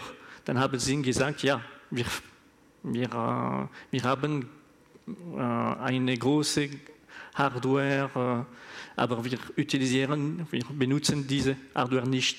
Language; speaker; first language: German; non-native, learner; French